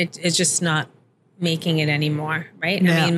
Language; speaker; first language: English; early bilingual, other home language; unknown